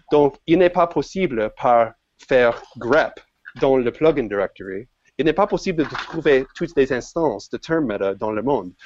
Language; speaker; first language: French; non-native, fluent; English